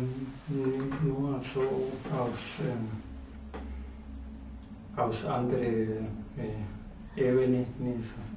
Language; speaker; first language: German; non-native, learner; Spanish